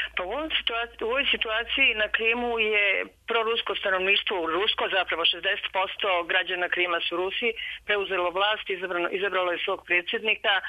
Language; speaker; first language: Serbian; native; Serbian